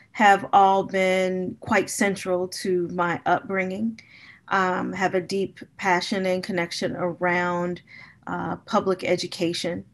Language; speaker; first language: English; native; English